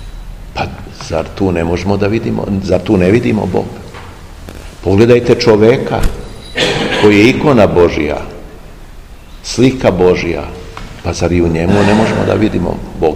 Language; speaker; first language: Serbian; native; Serbian